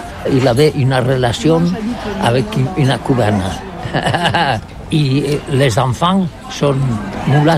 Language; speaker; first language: French; non-native, learner; Catalan